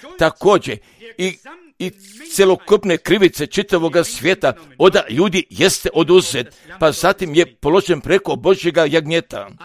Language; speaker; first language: Croatian; non-native, fluent; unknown